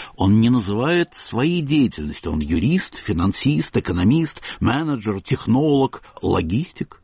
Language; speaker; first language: Russian; native; Russian